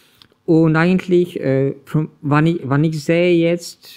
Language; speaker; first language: German; non-native, learner; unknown